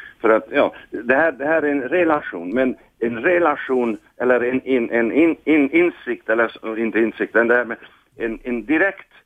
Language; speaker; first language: Swedish; non-native, fluent; Hungarian